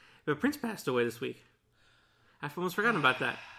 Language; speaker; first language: English; early bilingual, other home language; Spanish